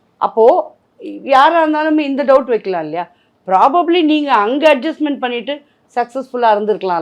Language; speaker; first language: Tamil; native; Tamil